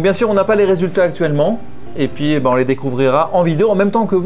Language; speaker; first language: French; native; French